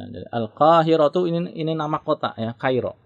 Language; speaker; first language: Indonesian; native; Indonesian